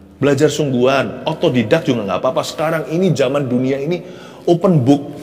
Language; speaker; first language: Indonesian; native; Indonesian